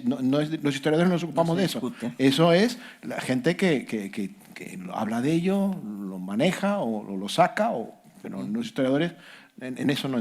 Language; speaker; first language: Spanish; native; Spanish